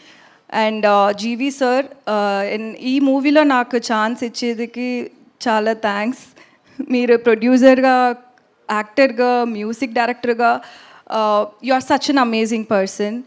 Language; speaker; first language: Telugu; non-native, learner; Tamil